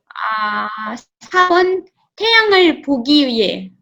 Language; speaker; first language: Korean; non-native, learner; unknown